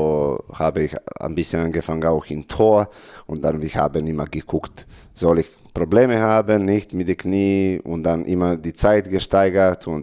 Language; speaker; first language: German; non-native, learner; Serbian